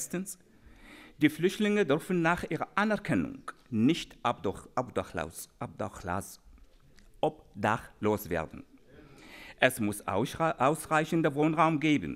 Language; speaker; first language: German; non-native, fluent; Arabic